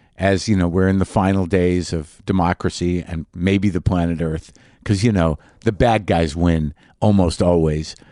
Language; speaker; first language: English; native; English